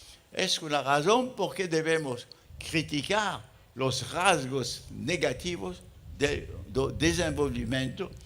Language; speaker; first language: Spanish; non-native, fluent; French